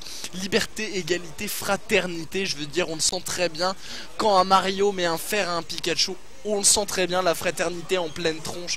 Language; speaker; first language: French; native; French